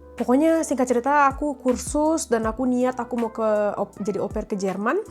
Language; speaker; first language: Indonesian; native; Indonesian